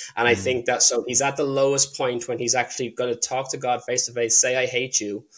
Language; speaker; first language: English; native; English